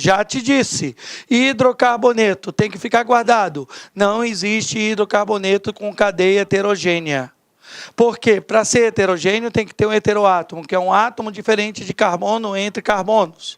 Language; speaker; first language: Portuguese; native; Portuguese